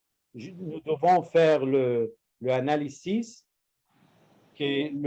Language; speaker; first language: French; non-native, learner; Spanish